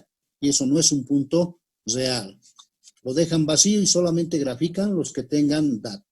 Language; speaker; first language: Spanish; native; Spanish